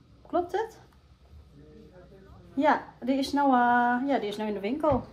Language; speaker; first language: Dutch; non-native, learner; Waray